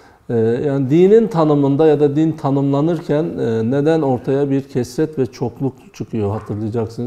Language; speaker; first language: Turkish; native; Turkish